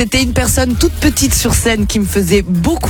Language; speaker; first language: French; native; French